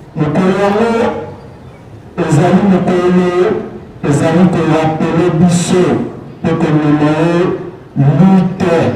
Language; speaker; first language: Lingala; non-native, local second language; Kongo